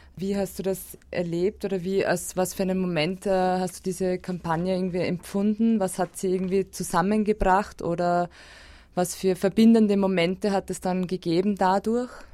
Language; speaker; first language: German; non-native, learner; Basque